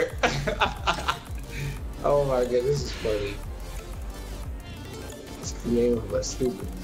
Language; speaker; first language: English; native; English